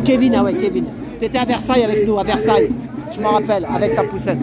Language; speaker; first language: French; native; French